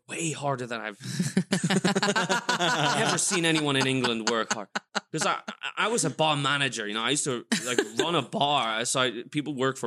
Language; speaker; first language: English; native; English